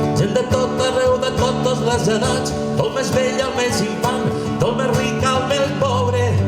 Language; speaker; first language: Catalan; non-native, local second language; Spanish